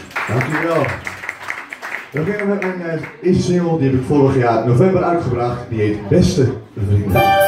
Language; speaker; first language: Dutch; native; Dutch